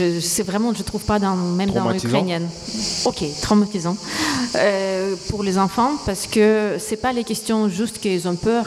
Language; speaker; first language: French; non-native, fluent; Ukrainian